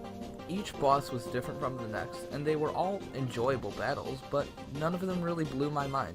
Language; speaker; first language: English; native; English